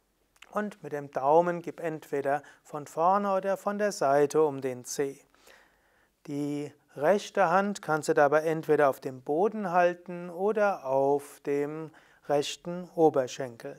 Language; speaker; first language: German; native; German